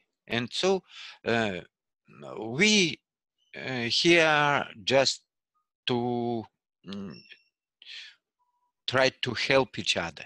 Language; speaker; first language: English; non-native, fluent; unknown